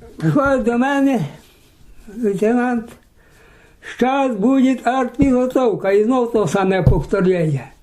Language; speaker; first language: Ukrainian; native; Ukrainian